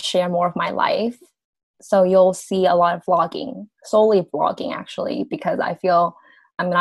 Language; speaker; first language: English; early bilingual, other home language; Vietnamese